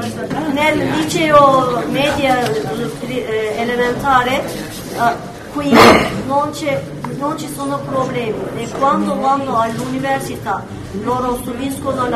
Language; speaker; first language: Italian; non-native, fluent; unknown